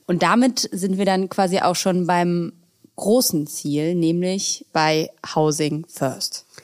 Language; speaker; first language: German; native; German